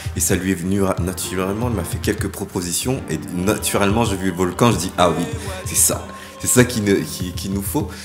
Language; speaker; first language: French; native; French